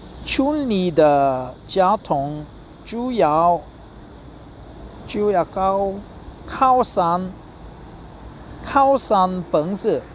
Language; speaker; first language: Chinese; non-native, learner; Korean